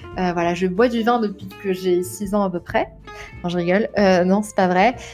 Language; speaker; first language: French; non-native, local second language; Arabic